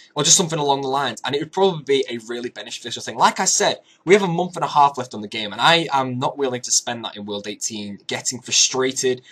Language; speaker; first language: English; native; English